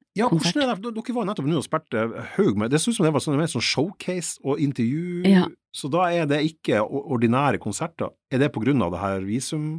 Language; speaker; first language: Norwegian; native; Norwegian